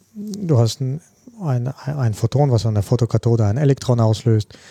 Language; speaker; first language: German; non-native, fluent; Russian